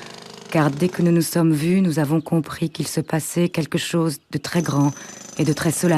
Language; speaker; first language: French; native; French